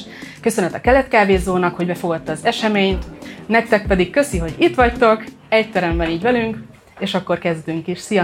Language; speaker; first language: Hungarian; native; Hungarian